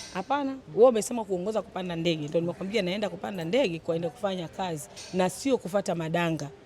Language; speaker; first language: Swahili; native; Swahili